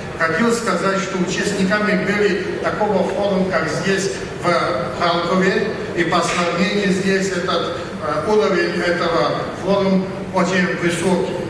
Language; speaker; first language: Russian; non-native, learner; Polish